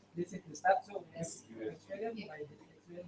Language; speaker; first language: English; non-native, learner; Indonesian